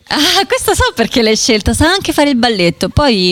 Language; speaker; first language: Italian; native; Italian